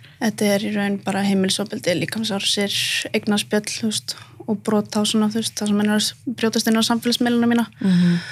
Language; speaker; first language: Icelandic; native; Icelandic